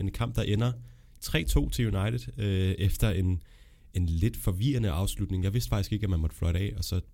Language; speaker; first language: Danish; native; Danish